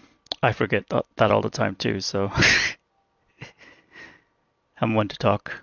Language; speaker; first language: English; native; English